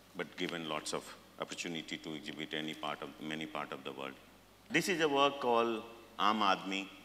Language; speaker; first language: English; non-native, local second language; Hindi